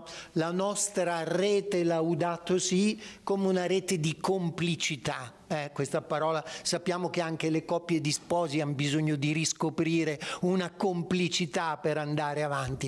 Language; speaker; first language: Italian; native; Italian